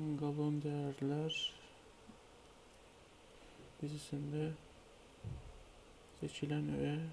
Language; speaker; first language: Turkish; native; Turkish